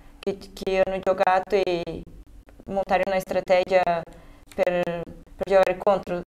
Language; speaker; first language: Italian; non-native, fluent; Portuguese